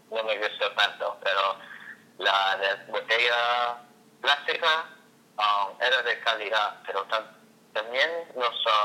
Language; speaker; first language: Spanish; non-native, learner; English